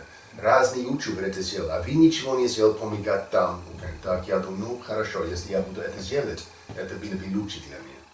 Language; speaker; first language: Russian; non-native, learner; English